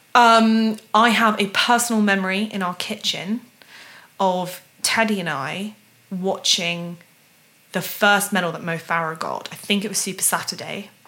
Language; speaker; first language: English; native; English